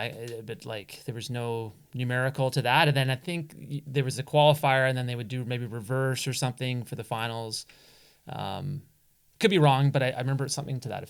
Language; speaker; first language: English; native; English